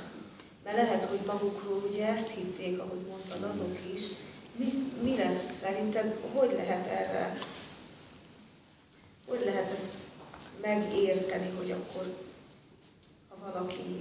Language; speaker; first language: Hungarian; native; Hungarian